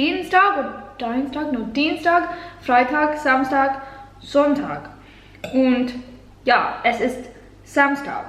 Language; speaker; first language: German; non-native, learner; English